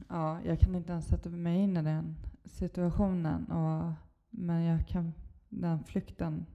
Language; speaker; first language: Swedish; native; Swedish